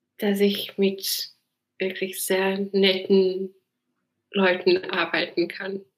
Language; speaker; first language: German; non-native, fluent; Czech